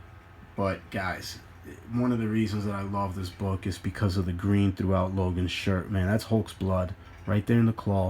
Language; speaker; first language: English; native; English